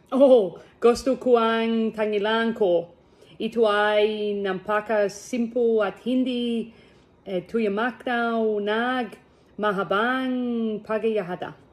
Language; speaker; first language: Filipino; non-native, learner; English